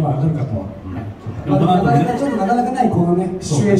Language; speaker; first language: Japanese; native; Japanese